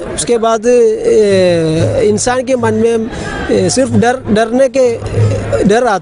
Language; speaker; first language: Hindi; non-native, local second language; Malayalam